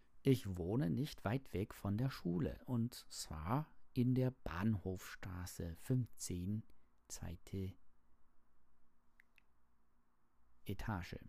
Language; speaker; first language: German; non-native, learner; English